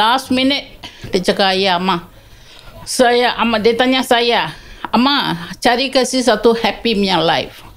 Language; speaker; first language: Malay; non-native, local second language; Tamil